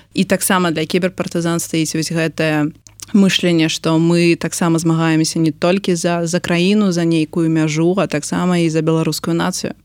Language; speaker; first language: Belarusian; non-native, local second language; Russian